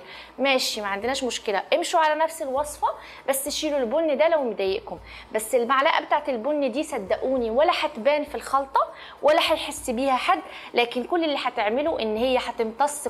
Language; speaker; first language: Arabic; native; Arabic